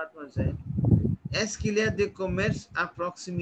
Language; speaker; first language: French; non-native, learner; Hindi